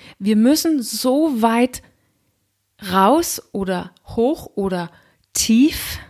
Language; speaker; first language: German; non-native, fluent; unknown